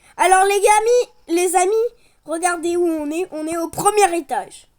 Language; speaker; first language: French; native; French